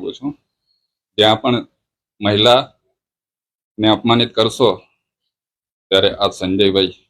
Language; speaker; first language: Gujarati; non-native, local second language; Vasavi